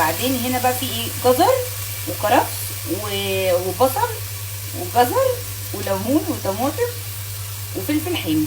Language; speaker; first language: Arabic; native; Arabic